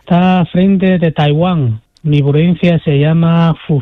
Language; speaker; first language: Spanish; non-native, fluent; Chinese